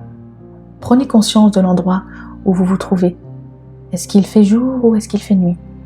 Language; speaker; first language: French; native; French